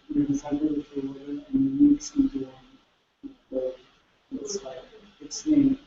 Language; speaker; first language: English; non-native, learner; Indonesian